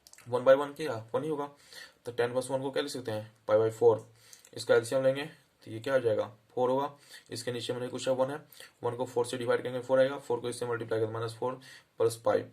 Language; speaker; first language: Hindi; native; Hindi